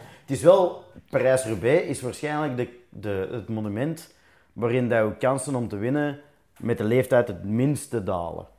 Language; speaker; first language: Dutch; native; Dutch